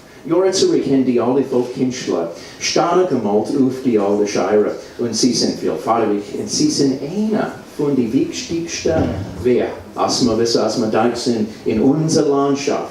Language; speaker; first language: German; non-native, learner; English